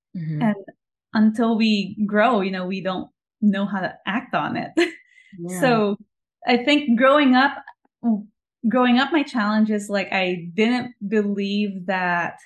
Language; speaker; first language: English; non-native, local second language; Filipino